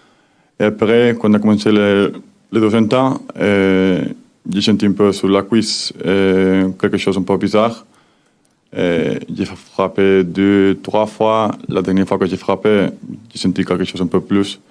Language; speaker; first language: French; non-native, learner; Spanish